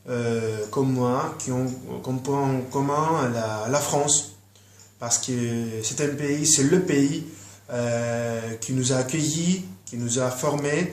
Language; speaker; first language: French; non-native, fluent; Greek